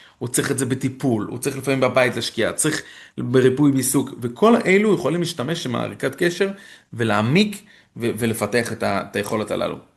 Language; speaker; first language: Hebrew; non-native, fluent; English